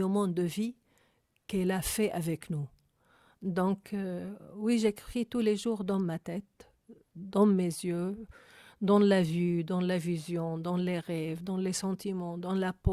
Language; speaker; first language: French; non-native, fluent; Arabic